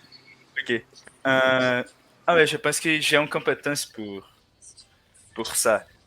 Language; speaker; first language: French; non-native, learner; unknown